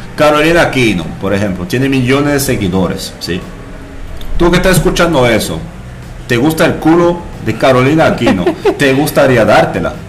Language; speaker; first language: Spanish; non-native, fluent; French